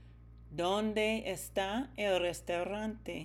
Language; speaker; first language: Spanish; non-native, learner; English